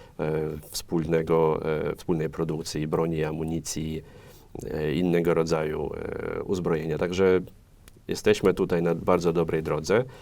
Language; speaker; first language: Polish; non-native, fluent; Ukrainian